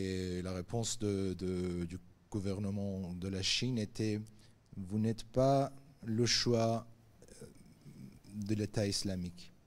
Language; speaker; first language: French; non-native, fluent; Persian